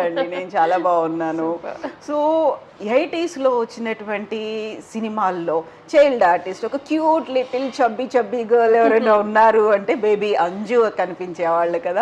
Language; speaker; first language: Telugu; native; Telugu